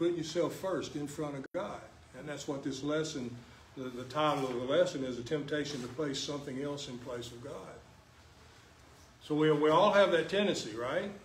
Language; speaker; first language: English; native; English